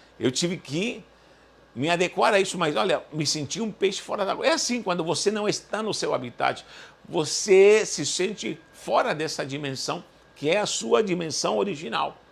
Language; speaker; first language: Portuguese; early bilingual, other home language; Spanish